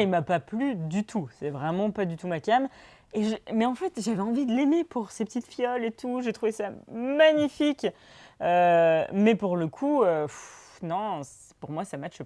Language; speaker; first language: French; native; French